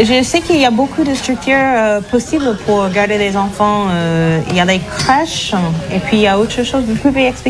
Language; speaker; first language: French; non-native, fluent; English